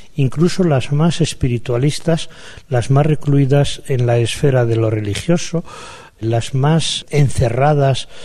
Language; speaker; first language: Spanish; native; Spanish